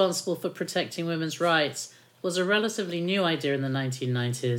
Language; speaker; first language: English; native; English